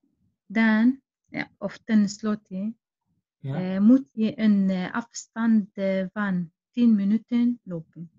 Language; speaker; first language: Dutch; non-native, learner; Arabic